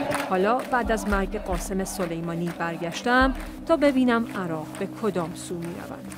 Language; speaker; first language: Persian; native; Persian